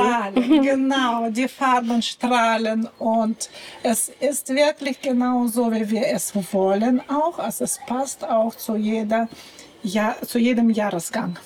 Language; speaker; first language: German; non-native, fluent; Russian